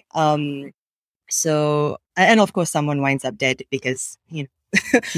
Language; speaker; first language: English; non-native, local second language; Sinhala